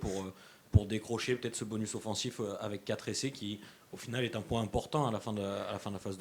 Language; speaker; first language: French; native; French